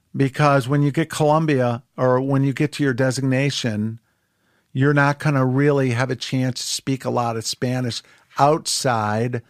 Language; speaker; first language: English; native; English